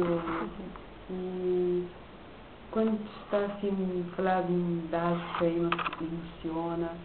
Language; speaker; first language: Portuguese; non-native, local second language; Kabuverdianu